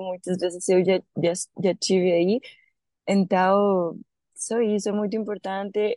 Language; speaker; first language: Portuguese; non-native, learner; Spanish